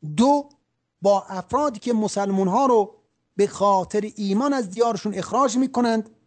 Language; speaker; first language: Persian; native; Persian